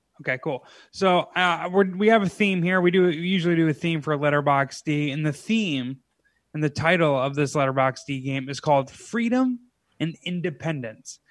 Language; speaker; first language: English; native; English